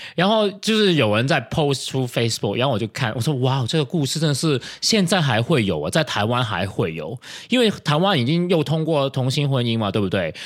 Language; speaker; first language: Chinese; non-native, local second language; Cantonese